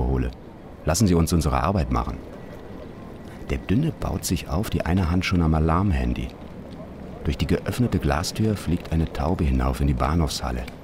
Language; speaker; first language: German; native; German